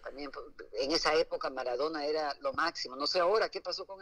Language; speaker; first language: Spanish; native; Spanish